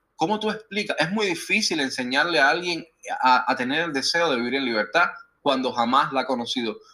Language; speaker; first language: Spanish; native; Spanish